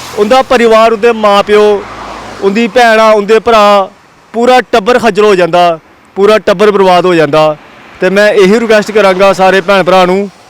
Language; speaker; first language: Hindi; non-native, local second language; Dogri